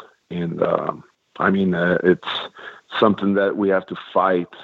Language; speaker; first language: English; non-native, fluent; French